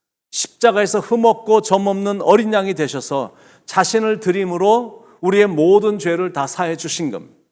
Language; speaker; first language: Korean; native; Korean